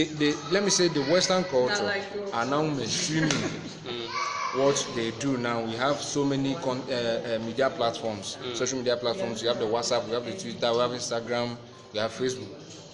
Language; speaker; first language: English; non-native, local second language; Igbo